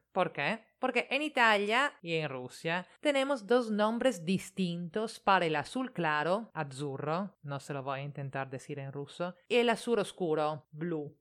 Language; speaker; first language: Spanish; non-native, fluent; Italian